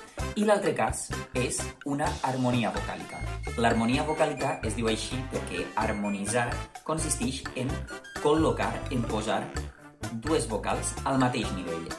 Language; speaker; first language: Catalan; native; Catalan